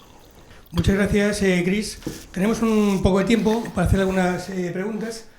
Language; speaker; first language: Spanish; native; Spanish